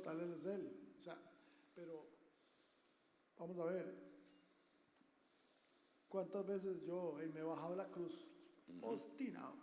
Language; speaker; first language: Spanish; native; Spanish